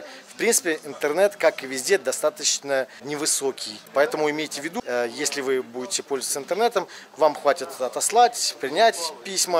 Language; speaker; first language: Russian; native; Russian